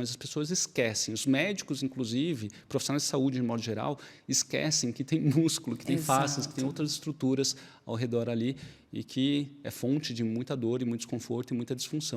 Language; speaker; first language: Portuguese; native; Portuguese